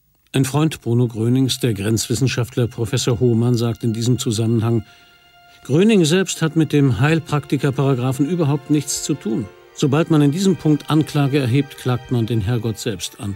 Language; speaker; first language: German; native; German